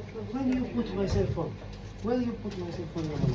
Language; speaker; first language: English; non-native, learner; Nepali